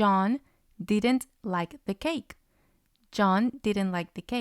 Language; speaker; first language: English; non-native, fluent; Spanish